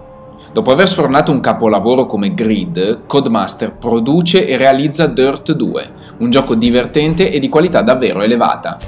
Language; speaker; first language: Italian; native; Italian